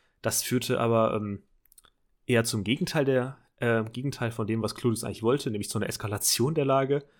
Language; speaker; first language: German; native; German